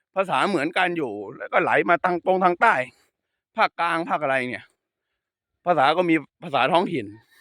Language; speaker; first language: Thai; native; Thai